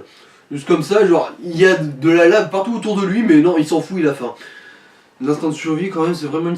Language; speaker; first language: French; native; French